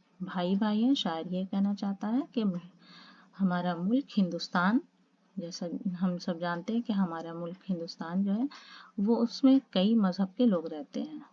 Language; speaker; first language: Urdu; native; Urdu